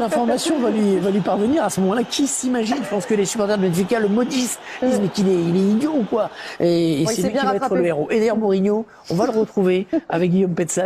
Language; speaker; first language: French; native; French